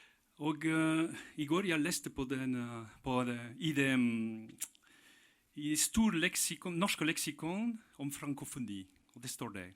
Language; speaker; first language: Norwegian; non-native, fluent; French